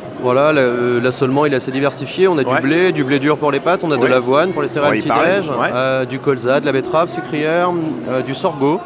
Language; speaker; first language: French; native; French